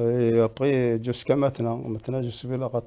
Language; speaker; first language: French; non-native, learner; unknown